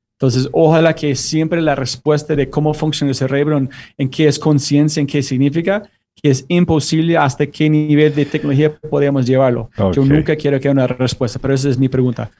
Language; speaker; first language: Spanish; non-native, fluent; English